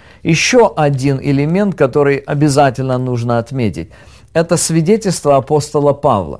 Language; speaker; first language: Russian; native; Russian